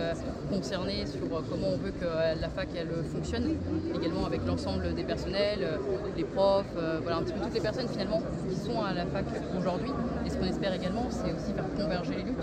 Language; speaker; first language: French; native; French